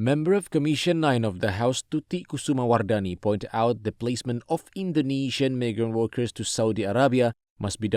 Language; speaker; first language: English; non-native, fluent; Indonesian